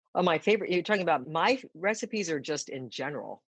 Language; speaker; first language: English; early bilingual, other home language; Japanese